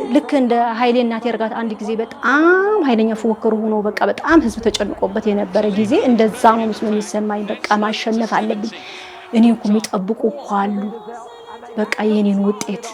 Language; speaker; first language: Amharic; non-native, local second language; Tigrinya